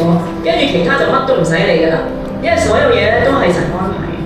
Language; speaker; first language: Cantonese; native; Cantonese